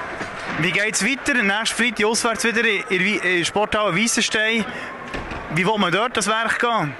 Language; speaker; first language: German; native; German